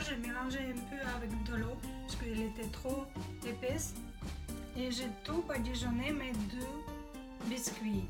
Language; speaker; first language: French; non-native, fluent; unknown